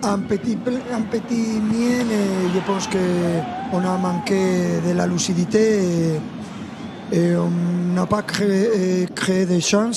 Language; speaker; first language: French; non-native, fluent; Spanish